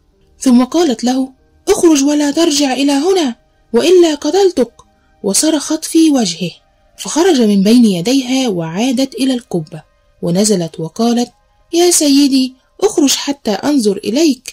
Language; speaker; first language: Arabic; native; Arabic